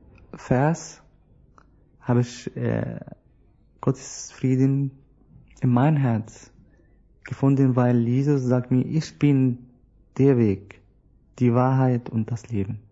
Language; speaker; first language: German; non-native, learner; Arabic